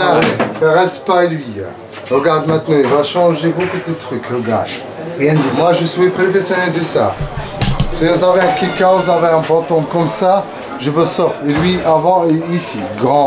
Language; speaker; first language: French; non-native, learner; Arabic